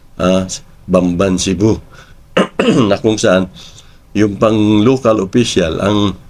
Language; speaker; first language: Filipino; native; Filipino